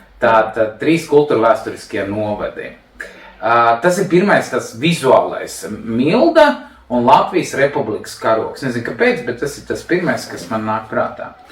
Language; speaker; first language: Latvian; non-native, local second language; Russian